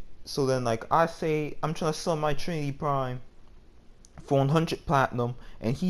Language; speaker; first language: English; native; English